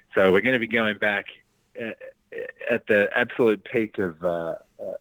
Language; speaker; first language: English; native; English